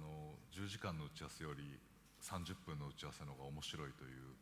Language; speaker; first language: Japanese; native; Japanese